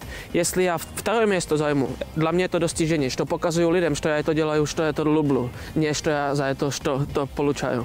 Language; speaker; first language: Russian; non-native, learner; Czech